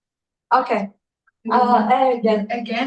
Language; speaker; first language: English; non-native, fluent; Uzbek